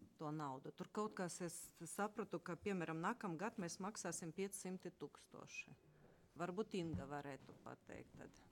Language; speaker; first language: Latvian; non-native, local second language; Russian